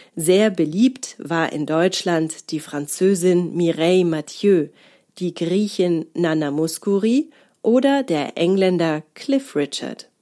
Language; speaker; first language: German; native; German